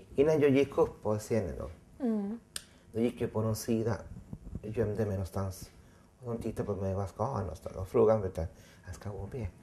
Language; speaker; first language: Swedish; non-native, fluent; Spanish